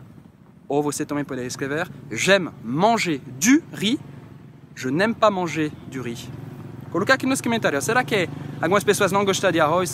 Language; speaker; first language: Portuguese; native; Portuguese